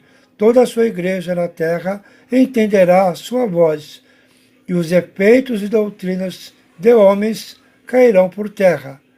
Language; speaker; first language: Portuguese; native; Portuguese